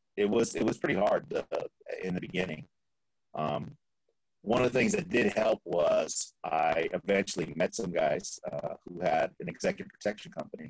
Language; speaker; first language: English; native; English